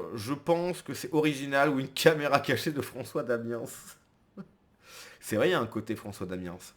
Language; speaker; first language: French; native; French